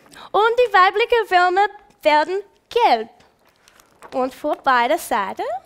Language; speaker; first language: German; non-native, learner; English